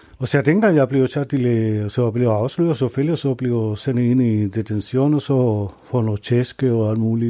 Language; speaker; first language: Danish; non-native, learner; Spanish